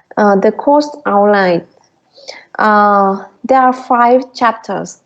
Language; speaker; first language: English; non-native, fluent; Vietnamese